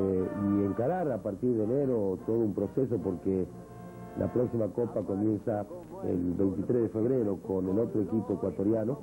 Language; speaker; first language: Spanish; native; Spanish